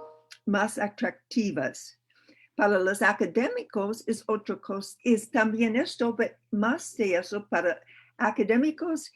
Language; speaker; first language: Spanish; non-native, learner; English